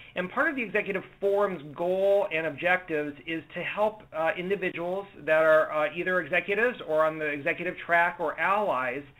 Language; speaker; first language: English; native; English